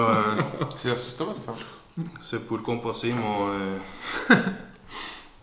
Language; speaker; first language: French; non-native, learner; Dutch